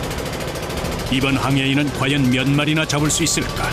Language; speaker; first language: Korean; native; Korean